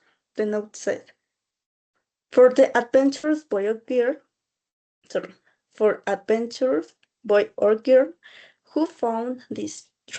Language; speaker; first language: English; non-native, learner; Spanish